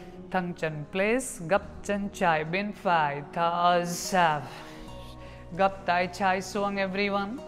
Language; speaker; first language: Vietnamese; non-native, learner; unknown